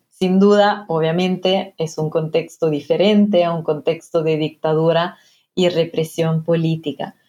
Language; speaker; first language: Spanish; non-native, fluent; Italian